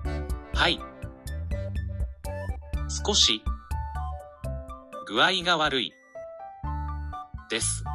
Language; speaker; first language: Japanese; non-native, learner; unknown